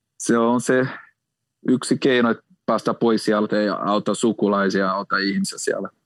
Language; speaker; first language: Finnish; non-native, fluent; Portuguese